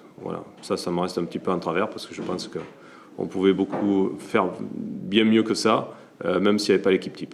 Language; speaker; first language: French; native; French